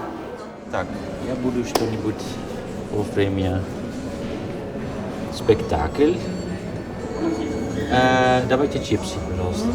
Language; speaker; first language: Russian; non-native, learner; Dutch